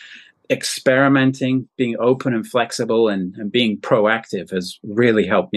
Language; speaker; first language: English; native; English